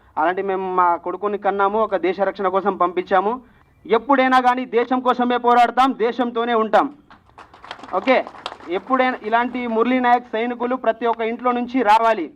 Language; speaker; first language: Telugu; non-native, local second language; Lambadi